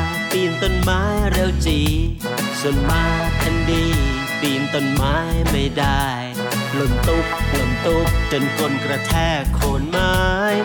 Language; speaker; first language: Thai; native; Thai